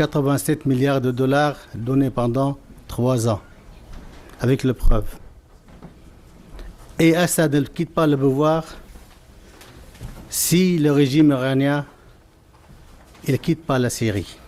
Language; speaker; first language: French; non-native, fluent; Arabic